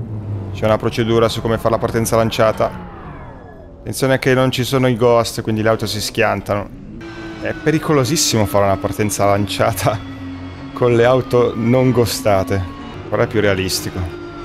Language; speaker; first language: Italian; native; Italian